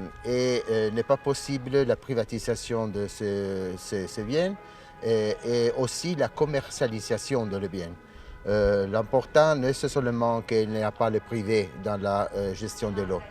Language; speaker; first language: French; non-native, learner; Italian